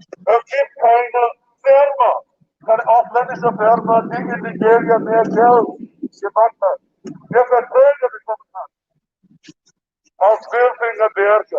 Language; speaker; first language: German; non-native, fluent; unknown